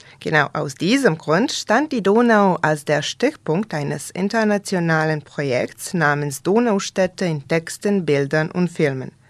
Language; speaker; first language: German; non-native, fluent; Serbian